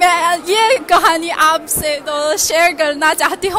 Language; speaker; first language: Hindi; non-native, learner; Chinese